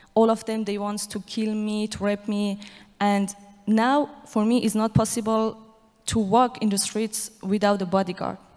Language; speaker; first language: English; non-native, fluent; Persian